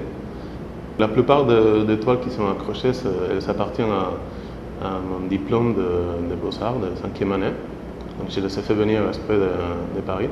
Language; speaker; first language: French; non-native, fluent; Spanish